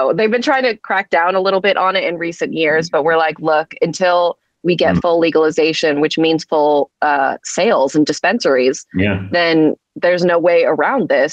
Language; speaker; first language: English; native; English